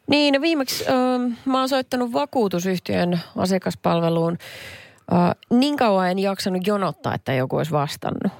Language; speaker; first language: Finnish; native; Finnish